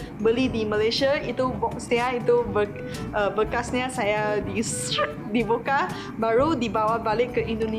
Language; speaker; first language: Indonesian; non-native, fluent; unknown